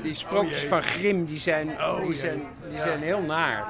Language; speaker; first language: Dutch; native; Dutch